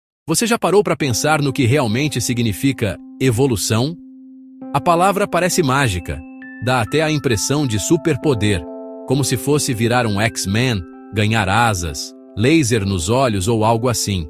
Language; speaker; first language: Portuguese; native; Portuguese